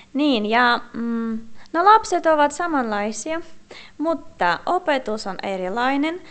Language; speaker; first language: Finnish; non-native, fluent; Russian